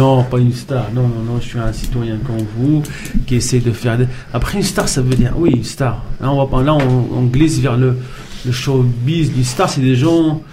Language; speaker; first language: French; non-native, local second language; Arabic